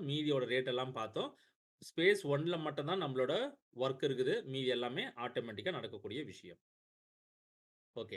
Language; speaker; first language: Tamil; native; Tamil